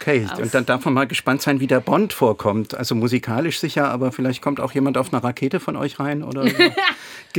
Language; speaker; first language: German; native; German